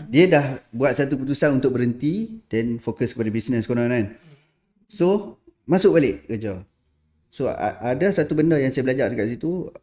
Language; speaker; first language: Malay; native; Malay